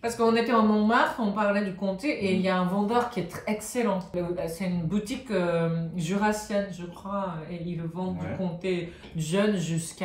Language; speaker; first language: French; non-native, fluent; Japanese